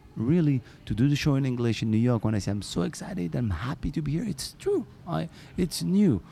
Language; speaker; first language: English; non-native, fluent; Arabic